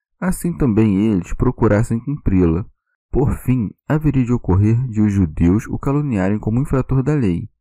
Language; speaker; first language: Portuguese; native; Portuguese